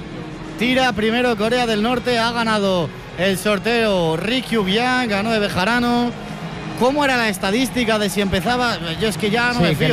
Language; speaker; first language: Spanish; native; Spanish